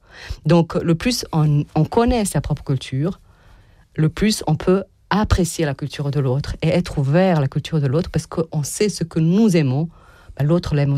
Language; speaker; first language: French; non-native, fluent; Serbian